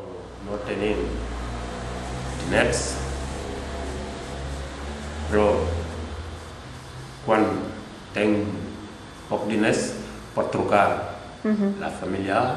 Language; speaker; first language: Catalan; non-native, learner; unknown